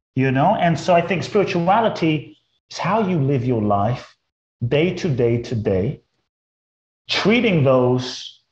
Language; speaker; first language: English; native; English